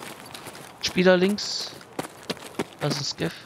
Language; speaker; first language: German; native; German